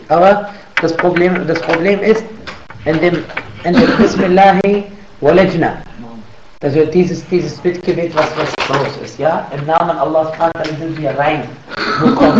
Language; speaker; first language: German; non-native, fluent; Arabic